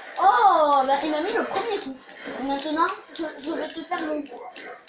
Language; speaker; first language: French; native; French